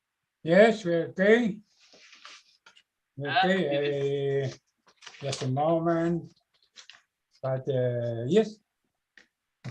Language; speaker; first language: English; non-native, learner; Spanish